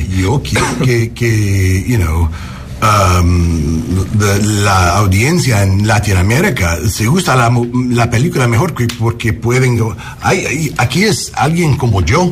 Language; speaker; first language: Spanish; non-native, learner; English